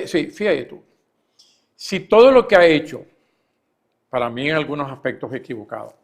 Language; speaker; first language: Spanish; native; Spanish